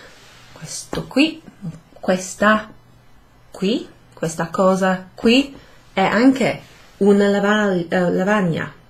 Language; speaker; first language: Italian; non-native, fluent; English